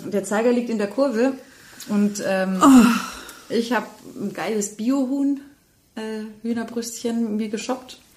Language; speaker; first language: German; native; German